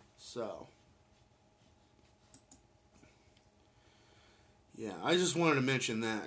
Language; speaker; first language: English; native; English